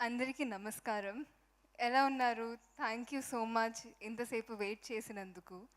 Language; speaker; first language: Telugu; non-native, local second language; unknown